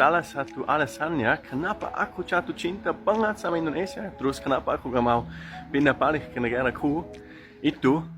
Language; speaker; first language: Indonesian; non-native, fluent; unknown